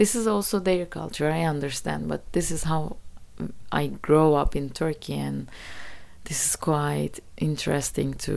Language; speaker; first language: English; non-native, fluent; Turkish